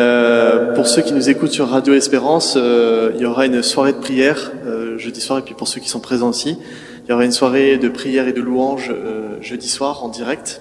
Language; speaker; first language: French; native; French